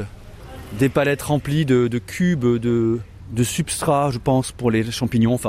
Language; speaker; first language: French; native; French